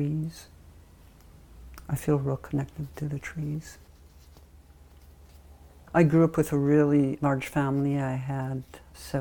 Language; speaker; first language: English; native; English